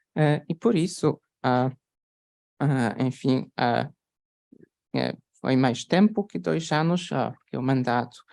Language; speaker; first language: Portuguese; non-native, fluent; Polish